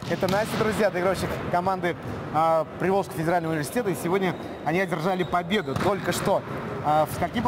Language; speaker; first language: Russian; native; Russian